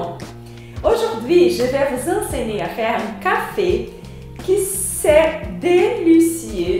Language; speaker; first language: French; non-native, fluent; Portuguese